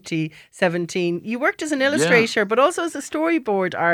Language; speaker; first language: English; native; English